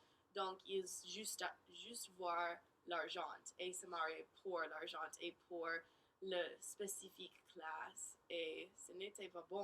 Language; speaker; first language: French; non-native, learner; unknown